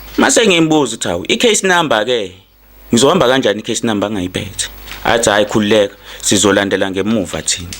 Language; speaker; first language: Zulu; native; Zulu